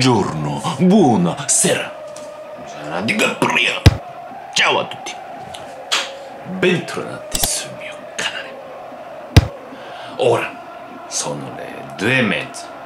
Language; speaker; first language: Italian; non-native, learner; Japanese